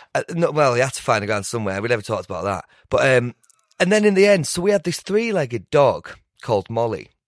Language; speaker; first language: English; native; English